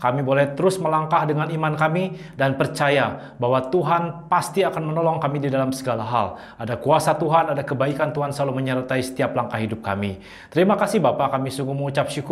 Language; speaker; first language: Indonesian; native; Indonesian